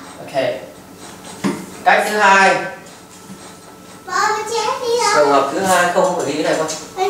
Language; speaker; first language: Vietnamese; native; Vietnamese